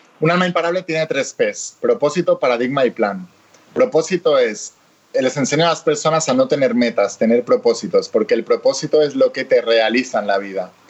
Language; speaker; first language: Spanish; native; Spanish